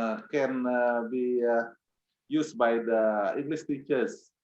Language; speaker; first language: English; non-native, fluent; Indonesian